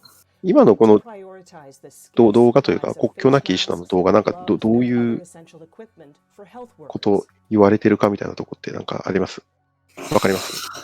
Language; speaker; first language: Japanese; native; Japanese